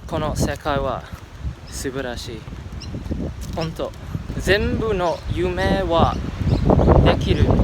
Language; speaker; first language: Japanese; non-native, learner; English